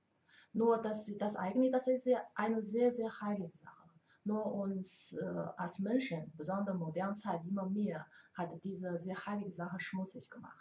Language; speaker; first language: German; non-native, learner; Chinese